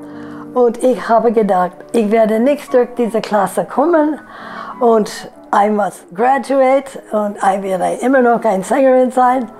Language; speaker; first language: German; non-native, fluent; English